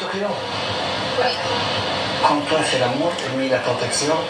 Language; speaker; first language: French; non-native, learner; Italian